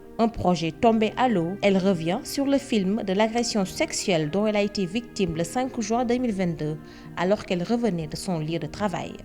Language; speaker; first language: French; non-native, local second language; Wolof